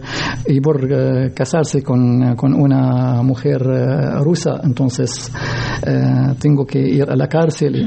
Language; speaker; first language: Spanish; non-native, learner; Arabic